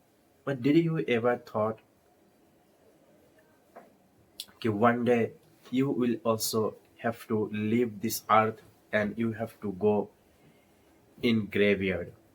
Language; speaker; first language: English; non-native, learner; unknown